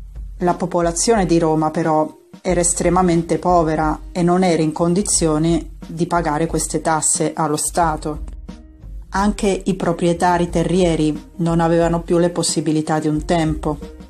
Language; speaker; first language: Italian; native; Italian